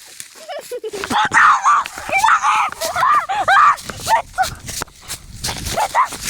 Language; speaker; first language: French; native; French